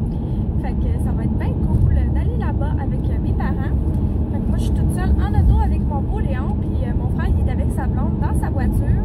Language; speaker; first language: French; native; French